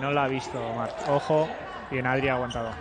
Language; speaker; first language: Spanish; native; Spanish